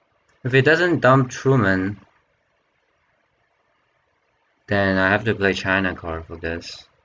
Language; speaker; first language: English; non-native, fluent; Chinese